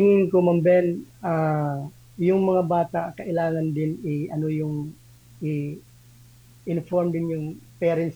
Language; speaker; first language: Filipino; native; Filipino